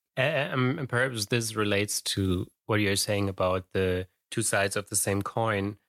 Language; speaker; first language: English; non-native, fluent; German